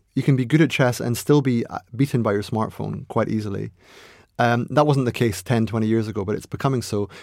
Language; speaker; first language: English; native; English